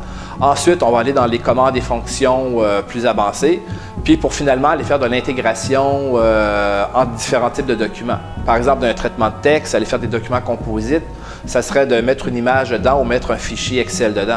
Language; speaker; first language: French; native; French